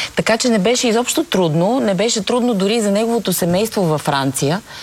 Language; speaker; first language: Bulgarian; native; Bulgarian